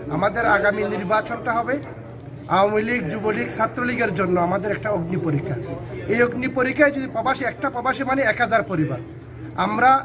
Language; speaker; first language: Bangla; native; Bangla